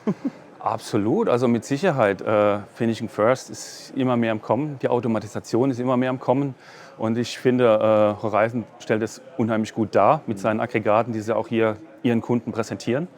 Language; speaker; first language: German; native; German